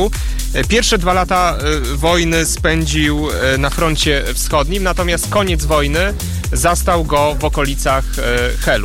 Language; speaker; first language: Polish; native; Polish